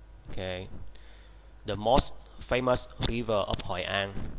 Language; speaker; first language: English; non-native, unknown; Vietnamese